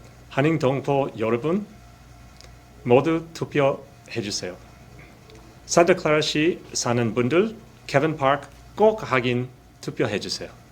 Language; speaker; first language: Korean; early bilingual, heritage; Korean